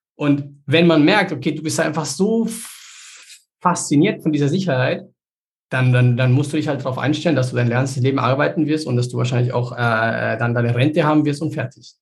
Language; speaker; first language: German; early bilingual, other home language; Spanish